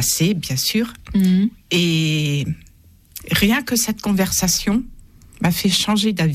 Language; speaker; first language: French; native; French